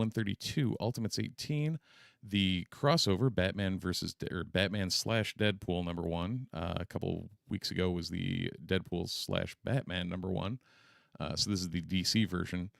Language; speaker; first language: English; native; English